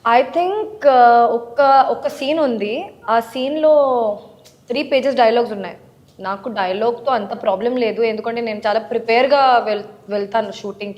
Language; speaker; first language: Telugu; non-native, learner; Hindi